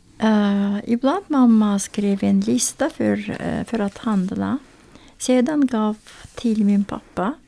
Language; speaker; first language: Swedish; non-native, learner; Azerbaijani